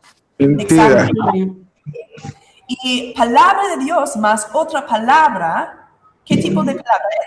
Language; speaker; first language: Spanish; non-native, fluent; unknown